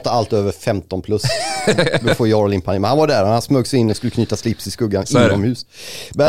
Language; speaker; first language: Swedish; native; Swedish